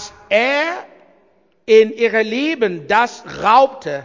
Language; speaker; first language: German; non-native, learner; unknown